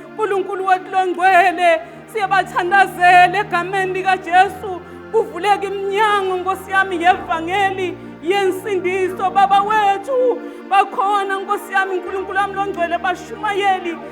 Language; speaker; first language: Zulu; non-native, local second language; Swati